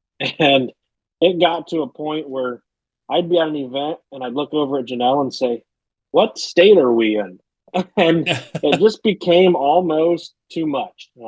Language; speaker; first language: English; native; English